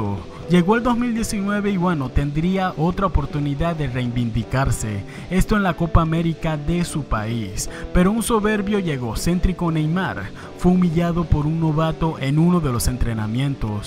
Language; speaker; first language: Spanish; native; Spanish